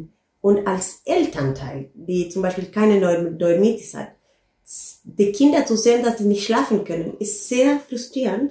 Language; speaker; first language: German; non-native, fluent; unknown